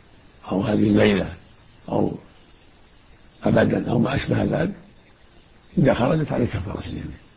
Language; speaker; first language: Arabic; native; Arabic